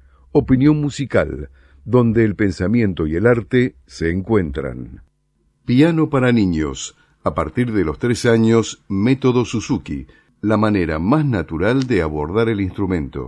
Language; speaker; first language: Spanish; native; Spanish